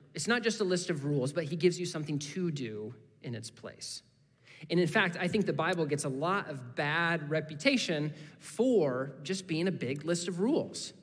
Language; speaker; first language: English; native; English